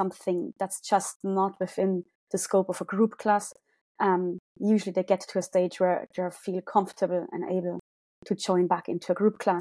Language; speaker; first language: English; non-native, fluent; German